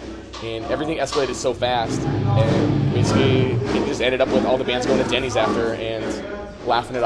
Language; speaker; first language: English; native; English